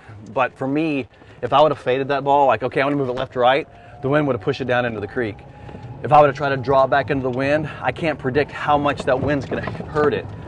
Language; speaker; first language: English; native; English